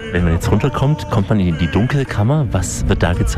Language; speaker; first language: German; native; German